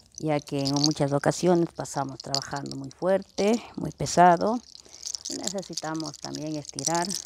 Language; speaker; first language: Spanish; native; Spanish